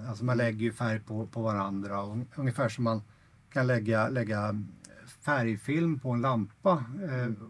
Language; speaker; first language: Swedish; native; Swedish